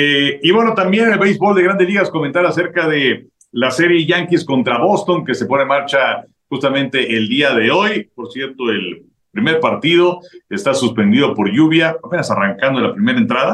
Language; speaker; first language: Spanish; native; Spanish